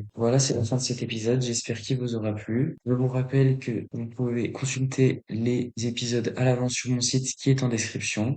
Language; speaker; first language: French; native; French